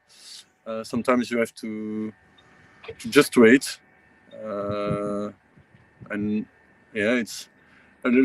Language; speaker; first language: English; non-native, learner; French